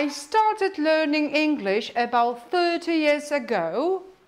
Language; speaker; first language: English; non-native, fluent; Polish